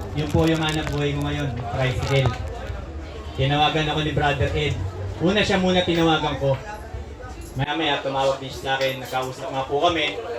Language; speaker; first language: Filipino; native; Filipino